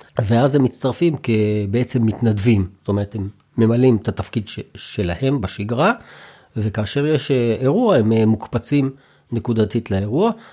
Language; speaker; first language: Hebrew; native; Hebrew